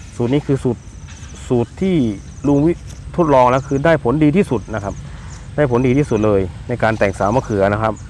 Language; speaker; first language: Thai; non-native, local second language; Northeastern Thai